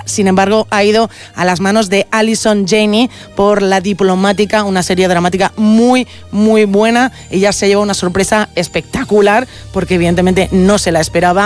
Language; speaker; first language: Spanish; native; Spanish